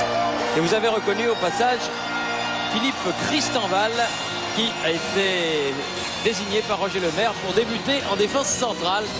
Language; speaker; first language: French; native; French